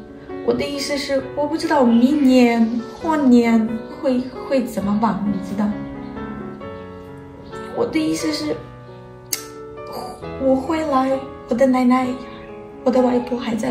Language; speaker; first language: Chinese; non-native, learner; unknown